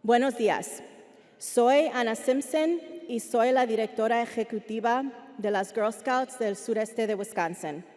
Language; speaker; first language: Spanish; early bilingual, heritage; Spanish